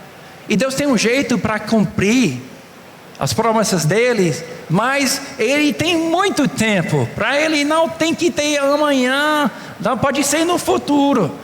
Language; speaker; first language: Portuguese; non-native, fluent; English